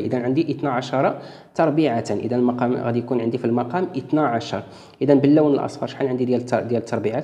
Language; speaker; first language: Arabic; native; Arabic